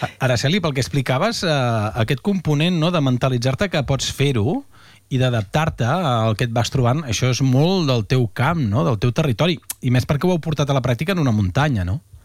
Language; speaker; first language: Catalan; native; Catalan